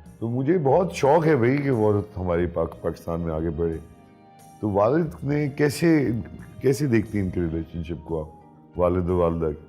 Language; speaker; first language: Urdu; native; Urdu